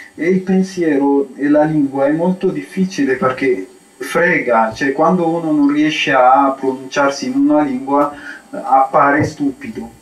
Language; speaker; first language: Italian; non-native, fluent; Amharic